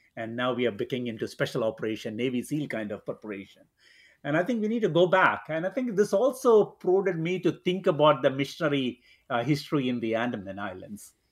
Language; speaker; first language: English; non-native, local second language; Malayalam